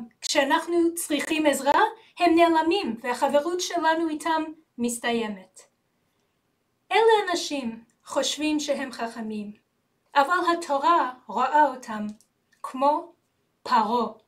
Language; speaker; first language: Hebrew; non-native, learner; English